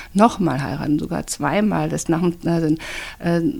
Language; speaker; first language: German; native; German